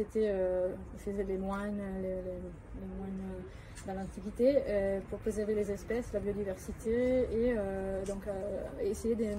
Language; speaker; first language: French; non-native, fluent; Italian